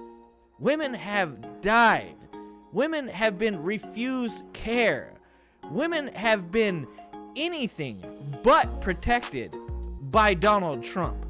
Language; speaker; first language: English; native; English